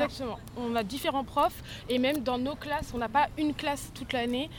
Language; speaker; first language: French; native; French